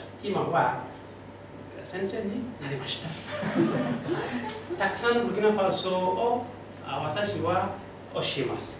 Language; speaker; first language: Japanese; non-native, learner; Mossi